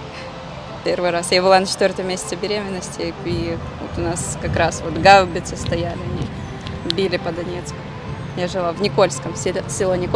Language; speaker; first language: Russian; native; Russian